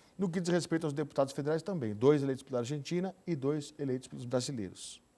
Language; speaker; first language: Portuguese; native; Portuguese